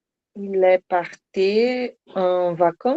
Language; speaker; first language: French; non-native, learner; Portuguese